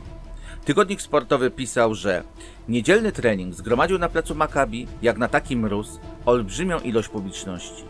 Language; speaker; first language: Polish; native; Polish